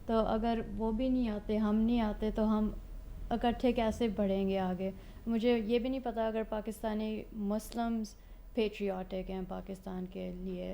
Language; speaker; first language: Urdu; early bilingual, heritage; Urdu